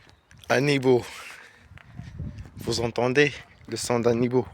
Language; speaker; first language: French; non-native, learner; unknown